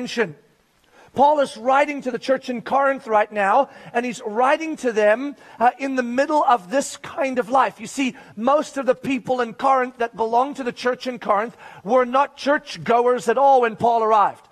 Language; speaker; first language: English; native; English